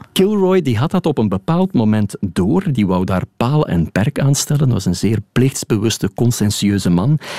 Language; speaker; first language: Dutch; native; Dutch